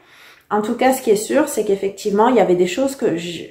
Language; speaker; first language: French; native; French